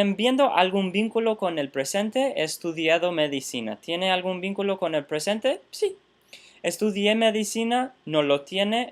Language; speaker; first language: Spanish; non-native, fluent; English